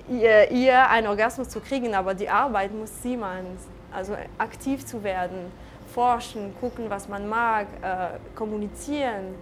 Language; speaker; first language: German; non-native, local second language; French